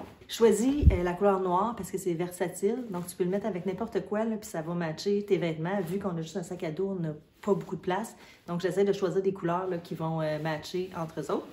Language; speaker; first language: French; native; French